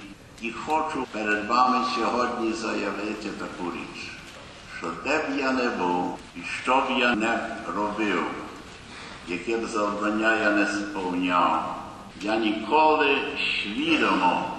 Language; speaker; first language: Ukrainian; early bilingual, heritage; Ukrainian